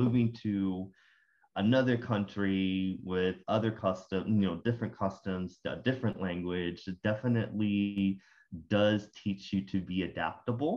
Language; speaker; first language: English; non-native, fluent; Spanish